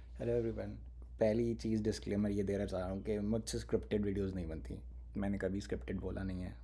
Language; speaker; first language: Urdu; native; Urdu